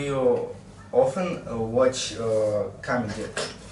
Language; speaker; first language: English; non-native, learner; Russian